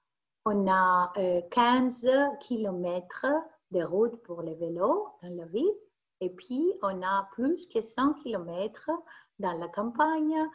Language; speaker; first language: French; non-native, fluent; Greek